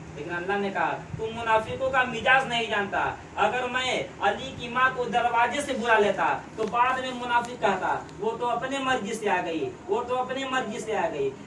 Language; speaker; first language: Urdu; native; Urdu